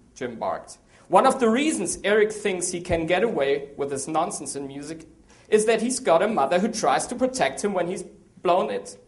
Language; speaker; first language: English; non-native, fluent; German